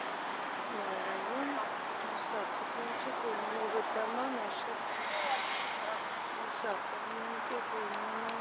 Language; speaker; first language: Russian; native; Russian